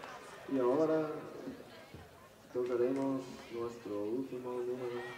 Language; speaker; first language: Spanish; non-native, learner; English